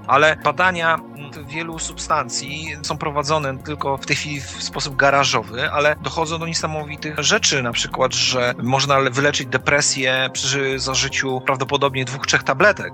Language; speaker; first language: Polish; native; Polish